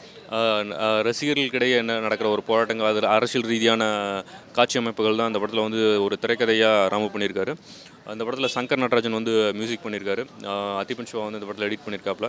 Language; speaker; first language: Tamil; native; Tamil